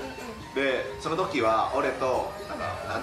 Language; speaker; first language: Japanese; non-native, fluent; Indonesian